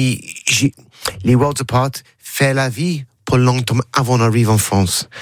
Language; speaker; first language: French; non-native, learner; English